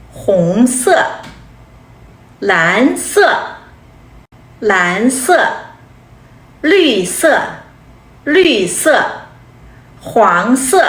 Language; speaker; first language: Chinese; non-native, fluent; Kazakh